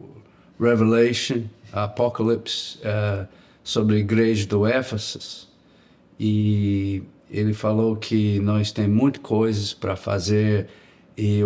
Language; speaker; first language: Portuguese; non-native, learner; English